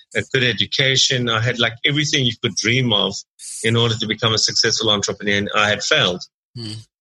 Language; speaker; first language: English; native; English